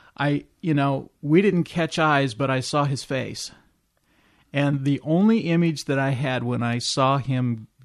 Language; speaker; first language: English; native; English